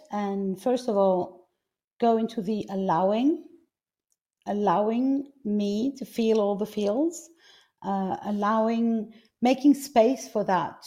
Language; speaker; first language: English; non-native, fluent; Greek